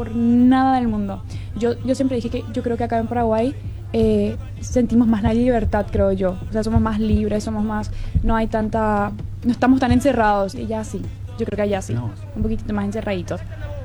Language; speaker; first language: Spanish; non-native, fluent; German